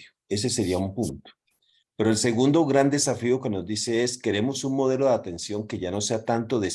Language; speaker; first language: Spanish; native; Spanish